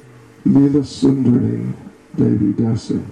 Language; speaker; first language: Russian; non-native, learner; English